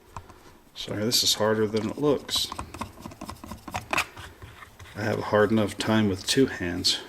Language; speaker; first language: English; native; English